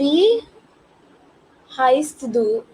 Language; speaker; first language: German; non-native, learner; English